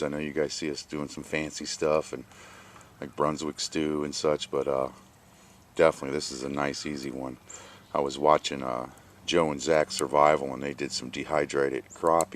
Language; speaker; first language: English; native; English